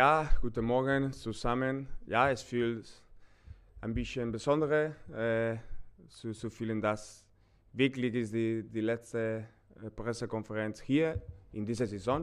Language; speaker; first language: German; non-native, learner; Spanish